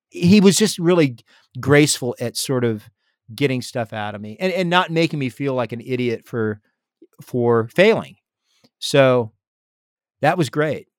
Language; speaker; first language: English; native; English